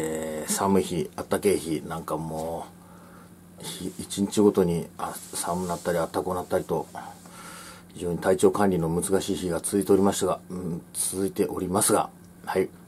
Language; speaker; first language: Japanese; native; Japanese